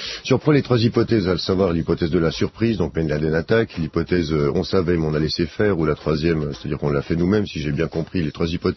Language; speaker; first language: French; native; French